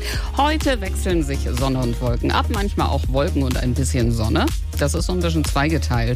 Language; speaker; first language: German; native; German